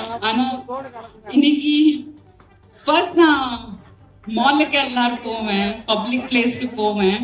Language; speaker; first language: Tamil; non-native, fluent; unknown